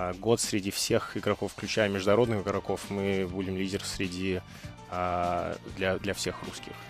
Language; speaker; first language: Russian; early bilingual, heritage; Russian